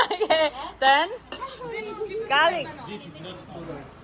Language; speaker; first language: English; non-native, learner; Thai